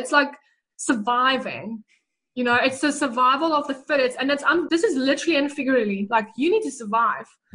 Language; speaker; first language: English; non-native, local second language; Afrikaans